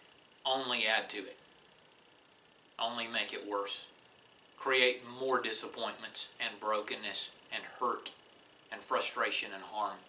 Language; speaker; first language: English; native; English